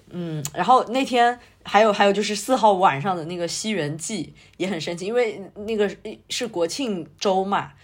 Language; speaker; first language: Chinese; native; Chinese